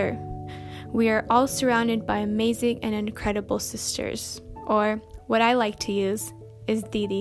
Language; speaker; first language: English; native; English